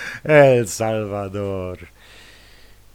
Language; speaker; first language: Spanish; non-native, fluent; Luxembourgish